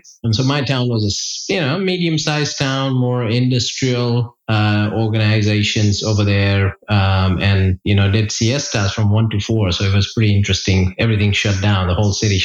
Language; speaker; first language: English; non-native, local second language; Gujarati